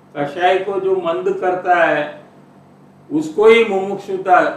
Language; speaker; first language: Hindi; non-native, local second language; Gujarati